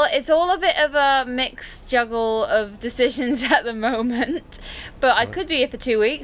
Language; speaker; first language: English; native; English